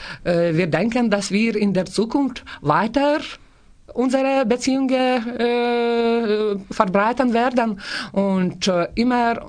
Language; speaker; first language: German; non-native, learner; Lithuanian